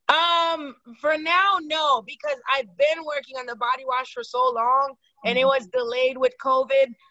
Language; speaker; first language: English; non-native, fluent; Haitian Creole